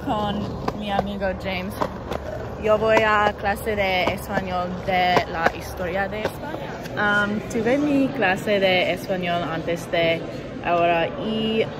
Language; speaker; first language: Spanish; non-native, learner; English